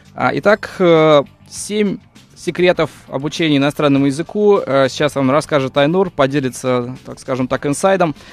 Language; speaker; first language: Russian; native; Russian